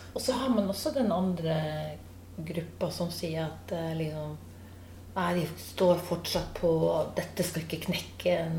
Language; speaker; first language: Norwegian; native; Norwegian